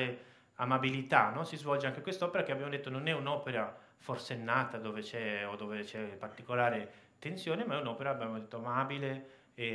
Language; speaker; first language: Italian; native; Italian